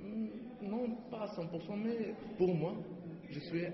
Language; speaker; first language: French; non-native, learner; Arabic